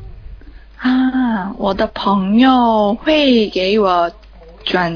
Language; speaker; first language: Chinese; non-native, learner; Korean